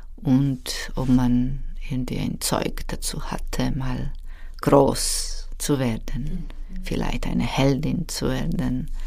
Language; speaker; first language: German; non-native, fluent; Georgian